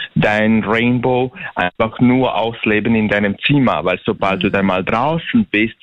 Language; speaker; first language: German; non-native, fluent; Bosnian